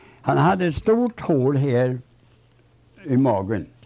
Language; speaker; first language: Swedish; native; Swedish